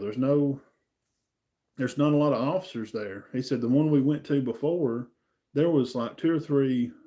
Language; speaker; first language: English; native; English